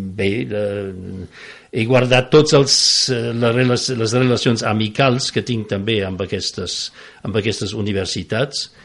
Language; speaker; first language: Catalan; non-native, fluent; French